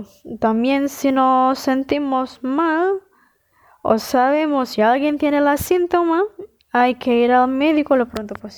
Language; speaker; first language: Spanish; non-native, fluent; Indonesian